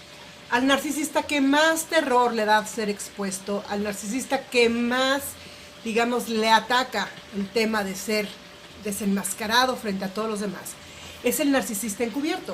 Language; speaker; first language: Spanish; native; Spanish